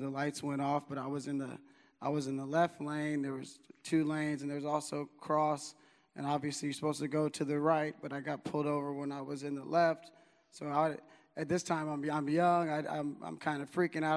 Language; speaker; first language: English; native; English